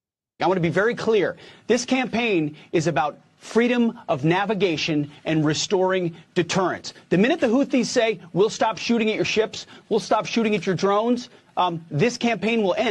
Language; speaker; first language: English; native; English